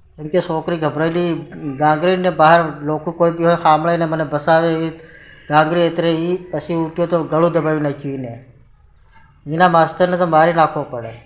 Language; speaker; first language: Gujarati; non-native, local second language; Bhili